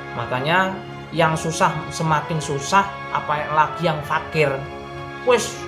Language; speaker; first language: Indonesian; non-native, local second language; Javanese